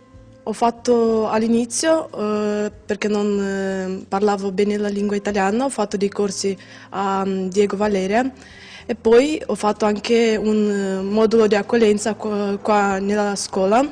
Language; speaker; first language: Italian; non-native, learner; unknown